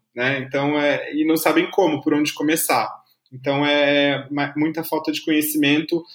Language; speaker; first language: Portuguese; native; Portuguese